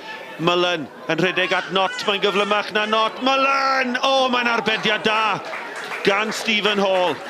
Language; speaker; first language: Welsh; native; Welsh